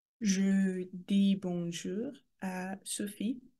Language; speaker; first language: French; non-native, learner; Russian